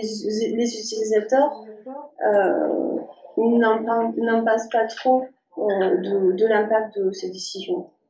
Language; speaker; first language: French; non-native, fluent; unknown